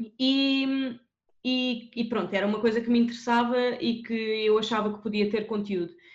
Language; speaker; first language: Portuguese; early bilingual, other home language; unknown